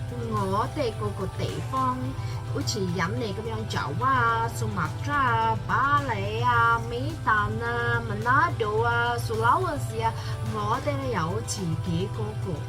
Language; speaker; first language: Cantonese; non-native, fluent; Indonesian